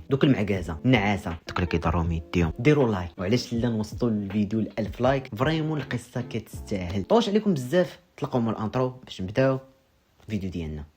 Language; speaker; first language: Arabic; native; Arabic